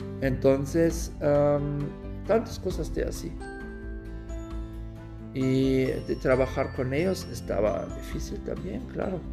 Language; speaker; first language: Spanish; non-native, learner; German